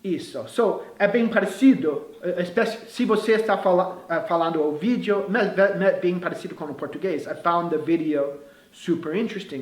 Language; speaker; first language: Portuguese; non-native, fluent; English